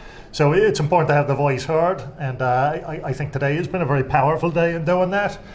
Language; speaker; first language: English; native; English